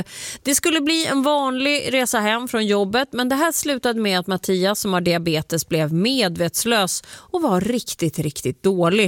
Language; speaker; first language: Swedish; native; Swedish